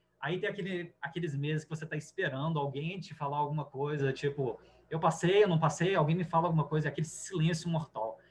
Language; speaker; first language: Portuguese; native; Portuguese